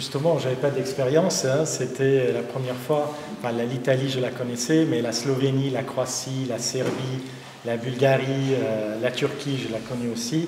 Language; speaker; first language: French; non-native, local second language; Armenian